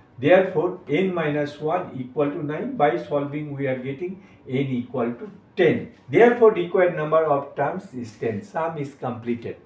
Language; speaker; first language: English; non-native, local second language; Bangla